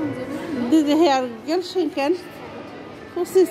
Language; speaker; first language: German; non-native, learner; Bangla